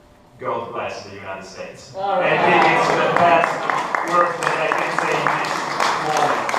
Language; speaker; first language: English; non-native, learner; Italian